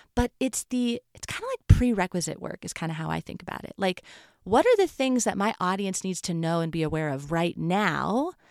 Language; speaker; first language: English; native; English